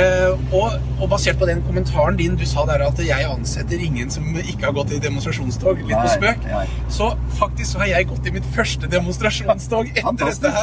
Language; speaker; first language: Norwegian; native; Norwegian